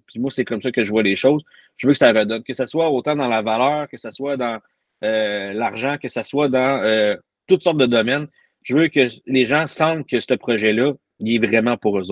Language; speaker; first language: French; native; French